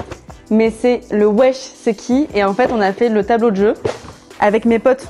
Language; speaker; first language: French; native; French